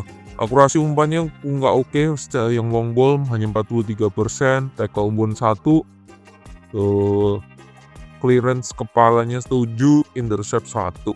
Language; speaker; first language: Indonesian; native; Indonesian